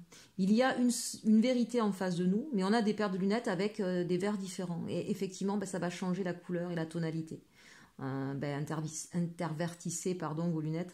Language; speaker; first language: French; native; French